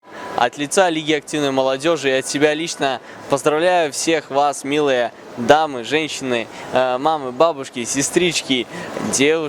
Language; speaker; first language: Russian; native; Russian